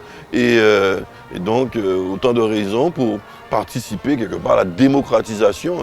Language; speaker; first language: French; native; French